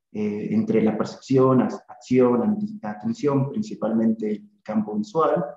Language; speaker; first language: Spanish; native; Spanish